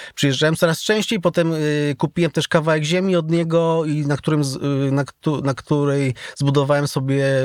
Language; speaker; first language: Polish; native; Polish